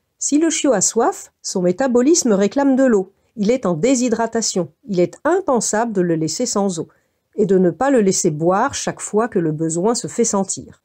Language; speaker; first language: French; native; French